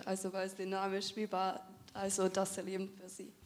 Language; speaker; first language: German; non-native, fluent; Serbian